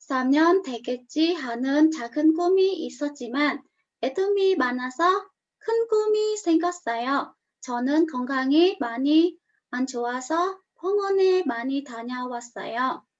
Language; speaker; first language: Korean; non-native, learner; Khmer